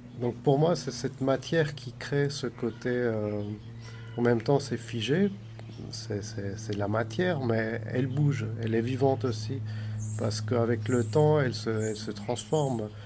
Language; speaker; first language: French; non-native, fluent; Greek